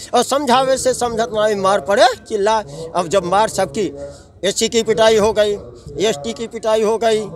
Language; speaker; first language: Hindi; native; Hindi